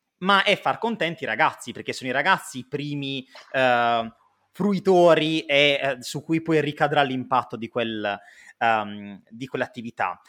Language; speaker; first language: Italian; native; Italian